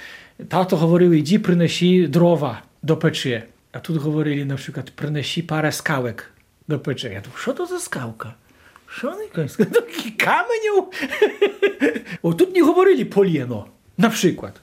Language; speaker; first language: Polish; non-native, local second language; Ukrainian